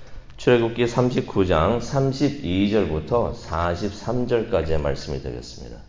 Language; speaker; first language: Korean; native; Korean